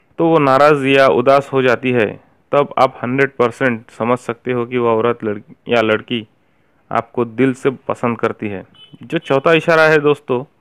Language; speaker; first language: Hindi; native; Hindi